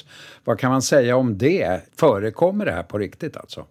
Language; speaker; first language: Swedish; native; Swedish